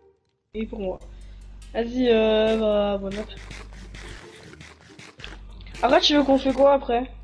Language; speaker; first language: French; native; French